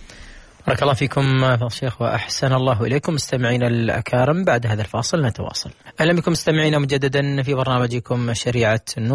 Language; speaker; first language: Arabic; native; Arabic